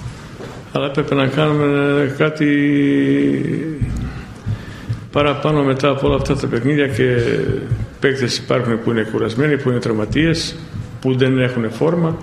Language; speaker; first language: Greek; non-native, fluent; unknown